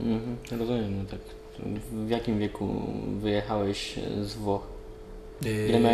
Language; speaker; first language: Polish; native; Polish